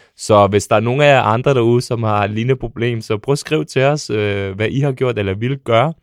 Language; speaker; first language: Danish; early bilingual, other home language; Serbian